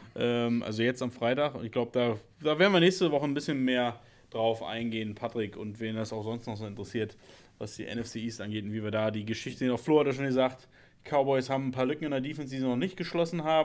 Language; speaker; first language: German; native; German